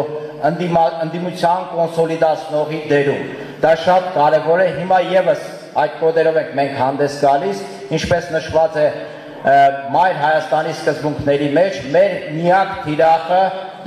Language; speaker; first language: Armenian; native; Armenian